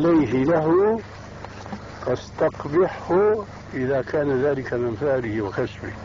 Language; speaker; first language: Arabic; early bilingual, other home language; Albanian